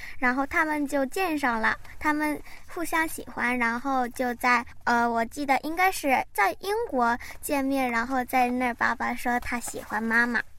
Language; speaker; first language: Chinese; early bilingual, heritage; Chinese